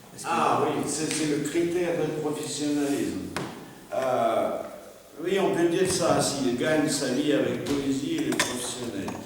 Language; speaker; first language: French; non-native, fluent; Russian